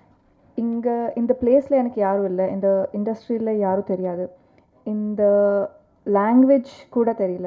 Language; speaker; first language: Tamil; non-native, learner; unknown